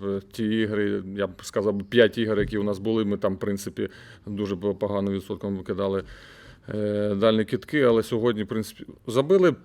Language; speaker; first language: Ukrainian; native; Ukrainian